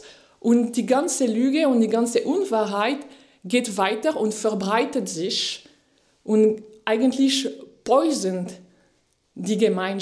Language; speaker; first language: German; non-native, fluent; French